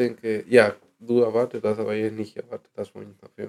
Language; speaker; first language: German; non-native, learner; Spanish